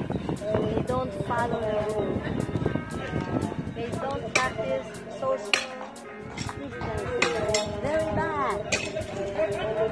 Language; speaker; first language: English; non-native, local second language; Filipino